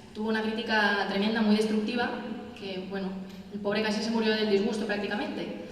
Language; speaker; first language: Spanish; non-native, local second language; Catalan